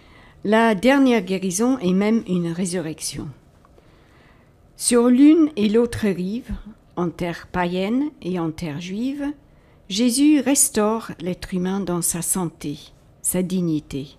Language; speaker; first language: French; native; French